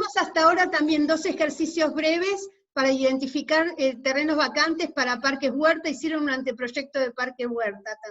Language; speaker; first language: Spanish; native; Spanish